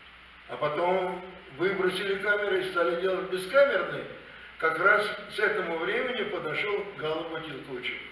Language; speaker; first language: Russian; native; Russian